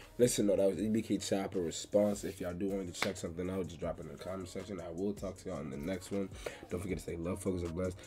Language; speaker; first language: English; native; English